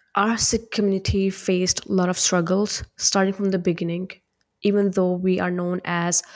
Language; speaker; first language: English; non-native, local second language; Punjabi